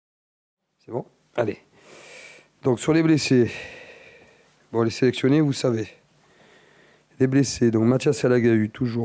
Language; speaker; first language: French; native; French